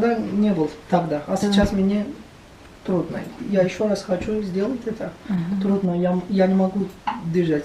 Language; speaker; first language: Russian; non-native, learner; Turkish